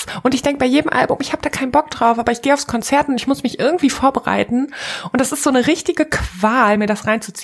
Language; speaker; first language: German; native; German